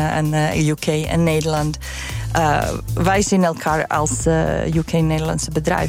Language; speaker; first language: Dutch; non-native, fluent; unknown